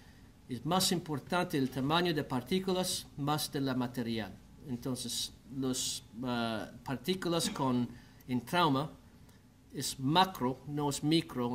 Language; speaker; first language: Spanish; non-native, learner; English